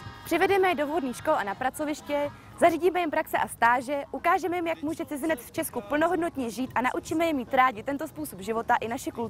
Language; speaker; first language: Czech; native; Czech